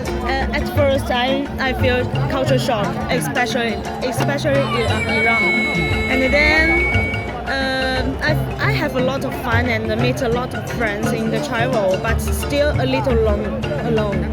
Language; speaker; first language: English; non-native, learner; Chinese